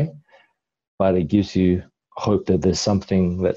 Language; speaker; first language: English; non-native, local second language; Cantonese